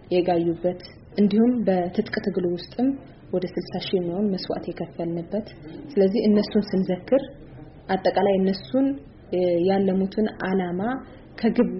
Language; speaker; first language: Amharic; non-native, local second language; Tigrinya